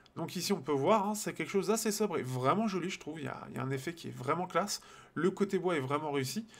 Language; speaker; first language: French; native; French